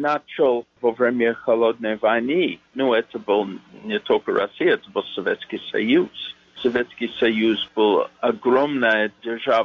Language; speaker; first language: Russian; non-native, fluent; English